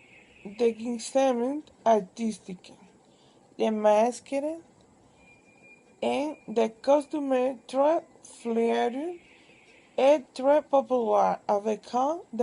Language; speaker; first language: French; non-native, learner; Spanish